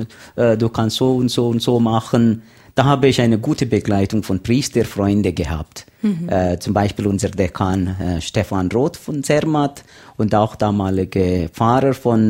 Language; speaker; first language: German; non-native, learner; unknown